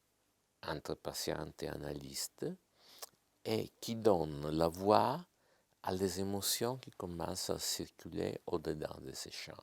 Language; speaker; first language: French; non-native, fluent; Italian